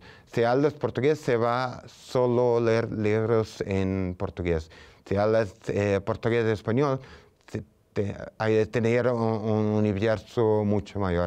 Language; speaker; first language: Spanish; non-native, fluent; Portuguese